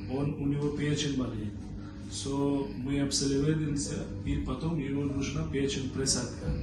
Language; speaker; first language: Russian; non-native, learner; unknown